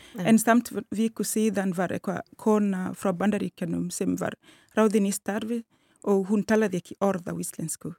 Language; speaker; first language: Icelandic; non-native, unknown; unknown